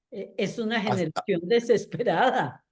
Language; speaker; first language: Spanish; native; Spanish